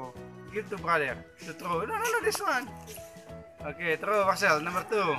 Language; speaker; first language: English; non-native, learner; Indonesian